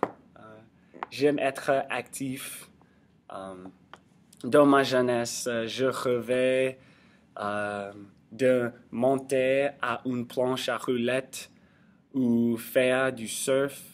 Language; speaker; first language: French; non-native, learner; English